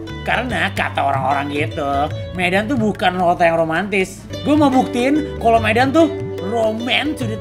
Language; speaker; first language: Indonesian; native; Indonesian